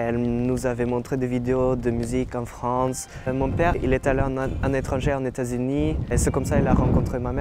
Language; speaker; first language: French; non-native, fluent; Norwegian